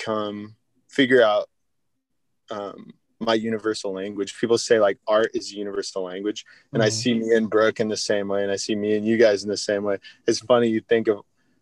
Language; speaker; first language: English; native; English